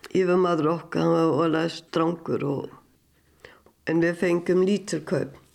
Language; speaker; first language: Icelandic; non-native, fluent; German